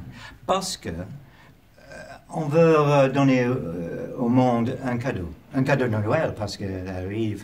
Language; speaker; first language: French; non-native, learner; English